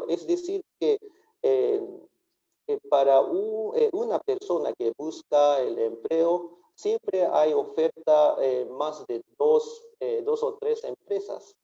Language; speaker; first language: Spanish; non-native, fluent; Japanese